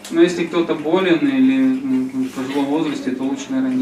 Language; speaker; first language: Russian; native; Russian